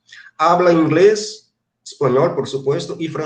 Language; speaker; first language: Spanish; non-native, fluent; Portuguese